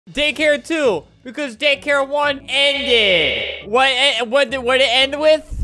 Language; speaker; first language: English; native; English